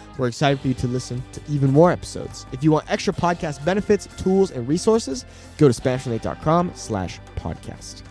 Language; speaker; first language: English; native; English